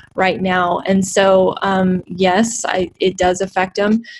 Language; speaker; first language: English; native; English